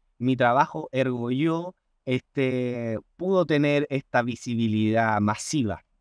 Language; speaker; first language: Spanish; native; Spanish